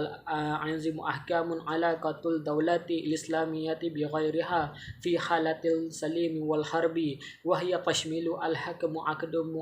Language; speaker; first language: Arabic; non-native, learner; Malay